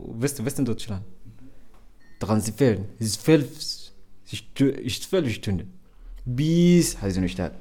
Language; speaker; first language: German; non-native, learner; Arabic